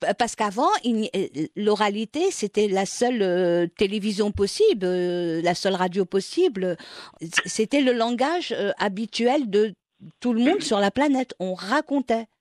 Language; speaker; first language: French; non-native, local second language; Arabic